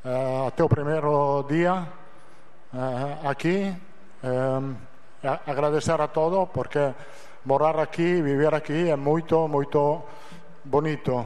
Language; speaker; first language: Portuguese; non-native, fluent; Italian